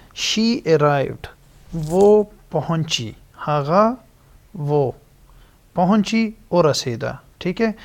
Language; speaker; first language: Urdu; non-native, local second language; Pashto